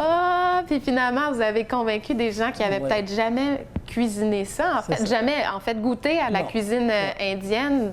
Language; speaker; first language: French; native; French